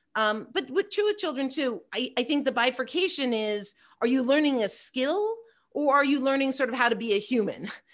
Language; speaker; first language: English; native; English